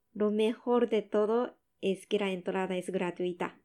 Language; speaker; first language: Spanish; non-native, learner; Japanese